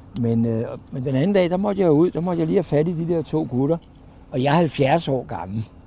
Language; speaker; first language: Danish; native; Danish